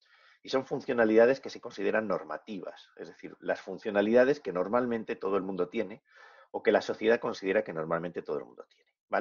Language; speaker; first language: Spanish; native; Spanish